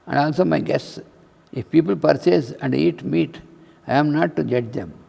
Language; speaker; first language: English; non-native, local second language; Telugu